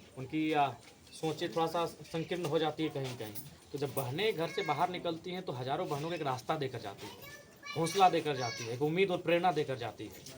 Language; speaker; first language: Hindi; native; Hindi